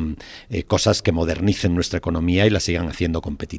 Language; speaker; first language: Spanish; native; Spanish